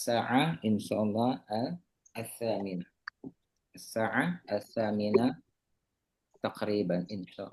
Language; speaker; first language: Arabic; non-native, fluent; Indonesian